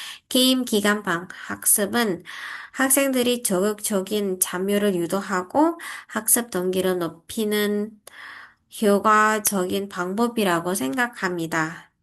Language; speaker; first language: Korean; non-native, fluent; Indonesian